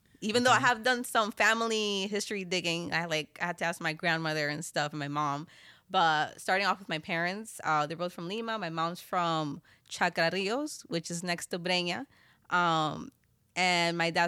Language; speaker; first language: English; native; English